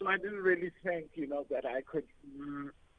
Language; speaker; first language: English; non-native, local second language; Xhosa